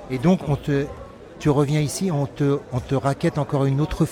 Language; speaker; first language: French; native; French